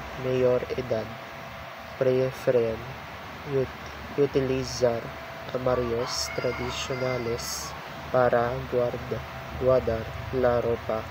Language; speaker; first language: Spanish; non-native, learner; Filipino